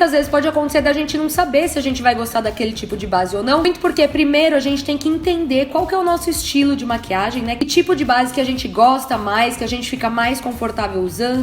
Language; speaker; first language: Portuguese; native; Portuguese